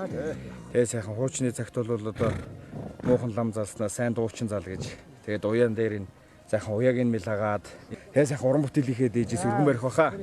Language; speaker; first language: Mongolian; native; Mongolian